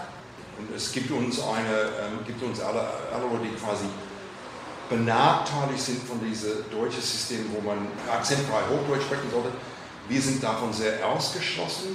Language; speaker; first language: German; non-native, fluent; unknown